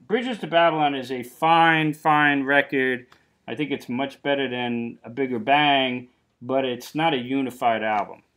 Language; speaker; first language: English; native; English